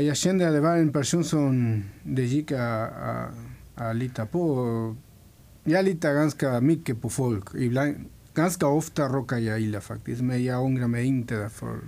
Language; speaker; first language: Swedish; non-native, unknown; Spanish